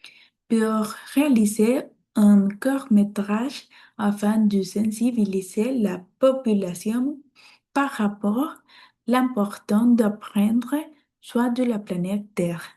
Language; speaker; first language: French; non-native, learner; Spanish